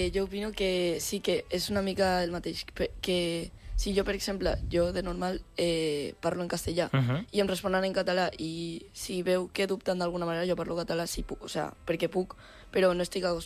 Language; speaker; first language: Catalan; non-native, local second language; Spanish